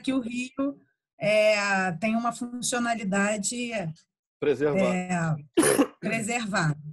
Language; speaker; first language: Portuguese; native; Portuguese